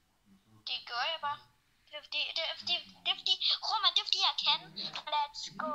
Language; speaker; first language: Danish; native; Danish